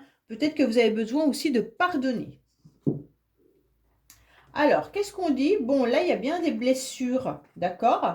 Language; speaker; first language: French; native; French